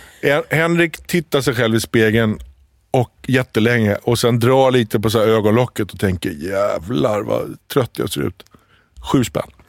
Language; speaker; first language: Swedish; early bilingual, other home language; Arabic